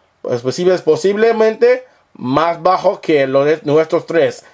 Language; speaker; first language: Spanish; non-native, learner; English